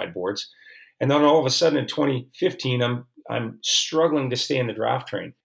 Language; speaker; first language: English; native; English